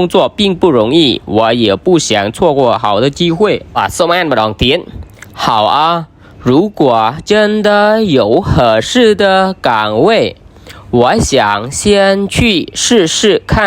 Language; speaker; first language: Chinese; non-native, fluent; Khmer